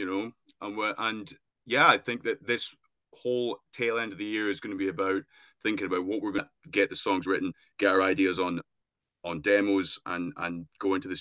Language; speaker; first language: English; native; English